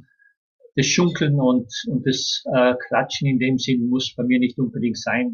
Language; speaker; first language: German; native; German